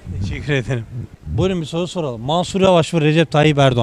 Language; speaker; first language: Turkish; native; Turkish